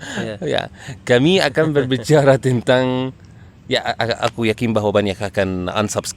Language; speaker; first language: Indonesian; non-native, learner; Arabic